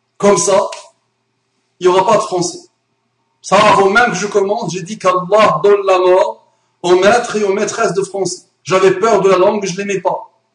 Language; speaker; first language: French; early bilingual, other home language; Arabic